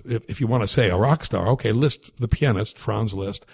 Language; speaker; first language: English; native; English